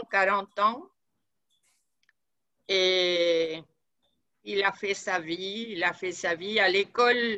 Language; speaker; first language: French; non-native, fluent; Spanish